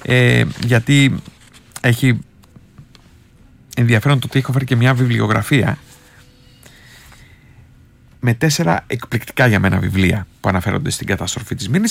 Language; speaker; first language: Greek; native; Greek